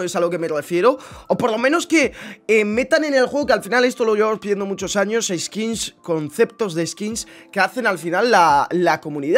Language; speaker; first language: Spanish; native; Spanish